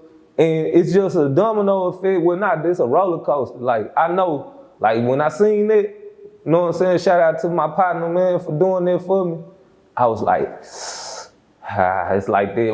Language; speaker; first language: English; native; English